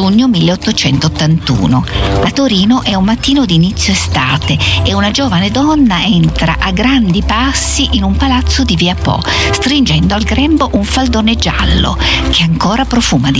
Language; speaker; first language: Italian; native; Italian